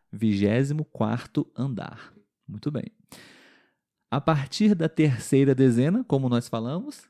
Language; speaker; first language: Portuguese; native; Portuguese